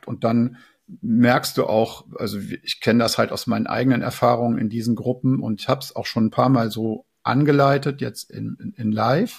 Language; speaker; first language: German; native; German